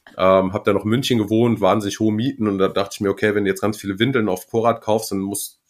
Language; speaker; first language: German; native; German